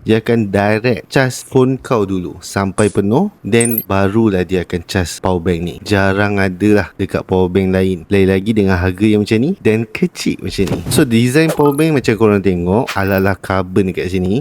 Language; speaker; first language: Malay; native; Malay